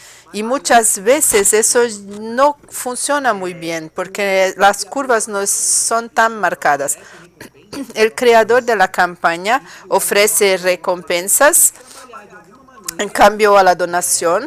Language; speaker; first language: Spanish; non-native, fluent; Portuguese